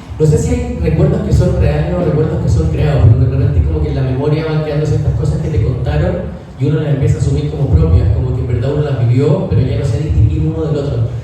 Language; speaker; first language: Spanish; native; Spanish